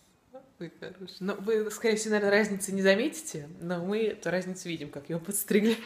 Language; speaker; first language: Russian; native; Russian